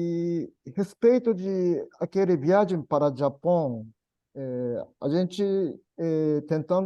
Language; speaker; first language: Portuguese; non-native, learner; Japanese